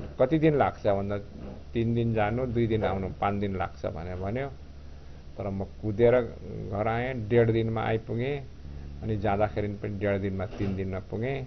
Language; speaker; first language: Nepali; non-native, local second language; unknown